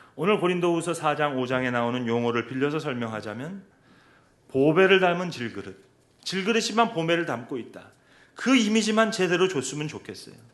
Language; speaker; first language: Korean; native; Korean